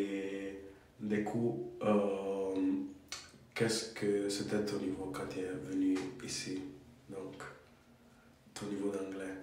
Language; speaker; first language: French; non-native, fluent; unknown